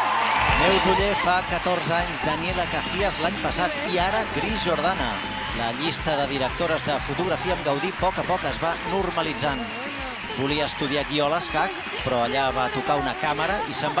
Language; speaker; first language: Catalan; native; Catalan